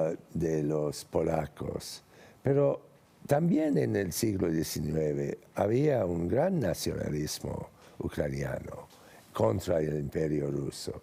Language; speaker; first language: Spanish; non-native, fluent; English